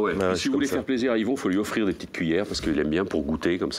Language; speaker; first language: French; native; French